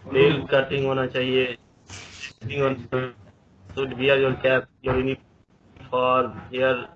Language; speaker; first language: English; non-native, learner; Hindi